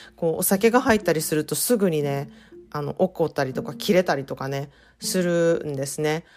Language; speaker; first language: Japanese; native; Japanese